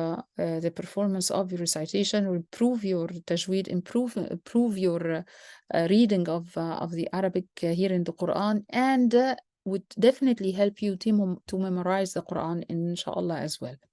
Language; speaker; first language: English; non-native, fluent; Arabic